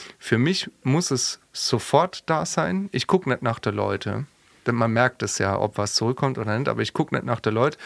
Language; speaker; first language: German; native; German